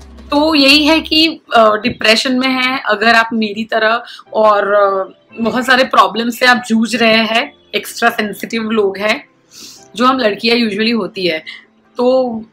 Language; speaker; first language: Hindi; non-native, local second language; Gujarati